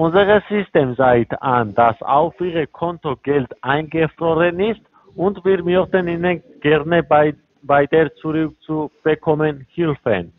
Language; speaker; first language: German; non-native, learner; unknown